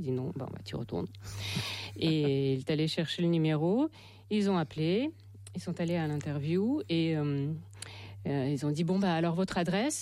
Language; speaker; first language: French; non-native, fluent; Russian